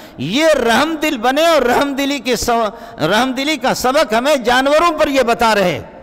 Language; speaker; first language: Urdu; non-native, local second language; Brahui